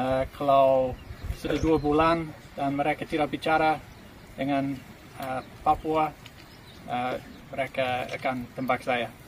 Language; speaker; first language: Indonesian; non-native, learner; English